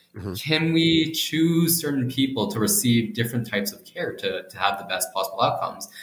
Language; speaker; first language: English; native; English